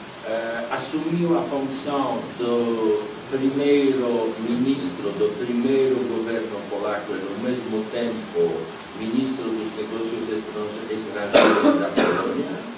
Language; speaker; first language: Portuguese; non-native, fluent; Polish